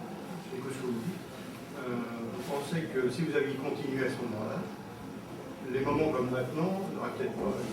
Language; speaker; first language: French; native; French